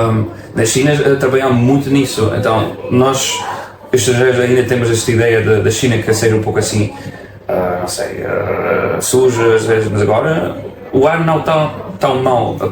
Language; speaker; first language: Portuguese; non-native, fluent; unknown